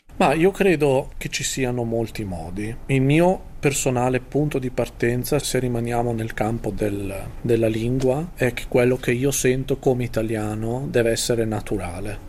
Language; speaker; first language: Italian; native; Italian